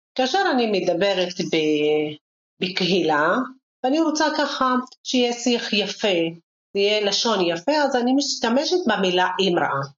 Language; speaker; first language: Hebrew; non-native, local second language; Arabic